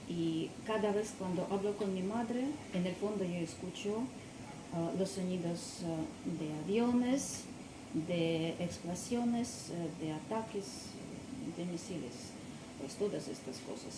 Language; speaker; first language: Spanish; non-native, learner; Russian